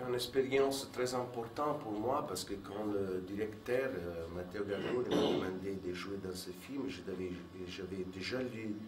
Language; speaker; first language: French; non-native, fluent; Italian